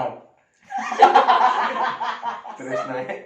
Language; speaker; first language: Indonesian; native; Indonesian